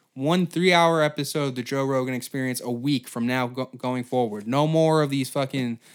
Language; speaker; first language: English; native; English